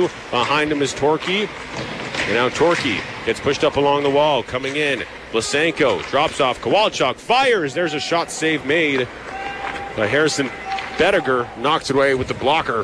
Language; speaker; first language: English; native; English